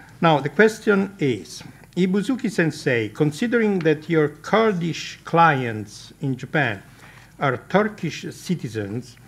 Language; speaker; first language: English; non-native, fluent; Italian